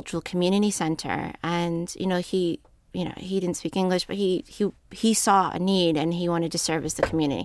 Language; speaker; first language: English; native; English